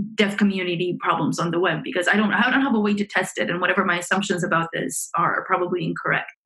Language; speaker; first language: English; early bilingual, other home language; Romanian